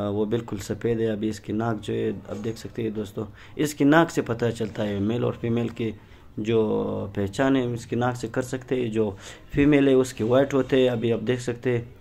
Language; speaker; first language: Urdu; non-native, local second language; Pashto